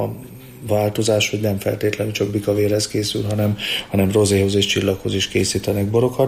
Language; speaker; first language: Hungarian; native; Hungarian